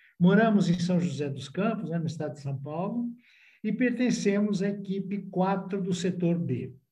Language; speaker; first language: Portuguese; non-native, fluent; Italian